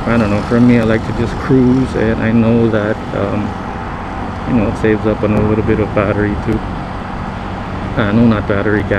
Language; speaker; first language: English; non-native, local second language; Filipino